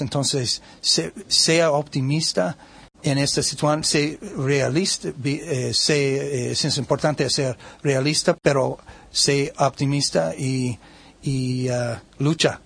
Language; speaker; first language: Spanish; non-native, learner; English